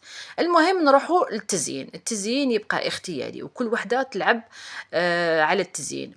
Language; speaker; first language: Arabic; native; Arabic